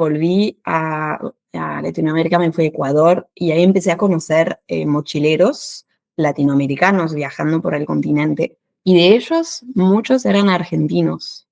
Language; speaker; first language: Spanish; non-native, fluent; French